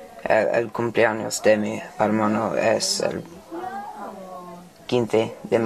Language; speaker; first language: Spanish; non-native, learner; English